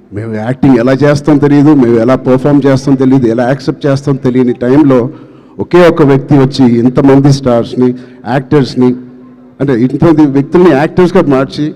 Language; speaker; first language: Telugu; native; Telugu